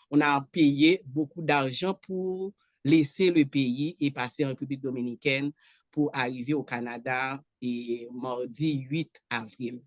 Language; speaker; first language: French; non-native, local second language; Haitian Creole